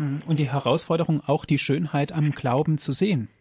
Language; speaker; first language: German; native; German